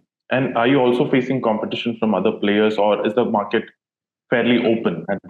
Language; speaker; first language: English; non-native, local second language; Hindi